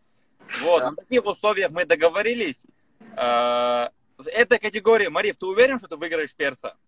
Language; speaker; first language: Russian; native; Russian